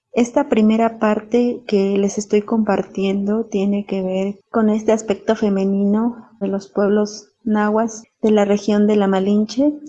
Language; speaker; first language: Spanish; native; Spanish